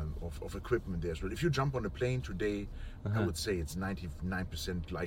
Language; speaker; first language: English; non-native, fluent; German